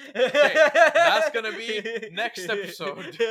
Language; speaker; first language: English; non-native, fluent; Turkish